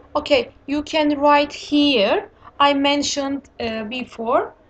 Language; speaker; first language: English; non-native, fluent; Turkish